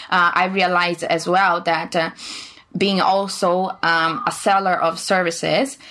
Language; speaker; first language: English; non-native, fluent; Portuguese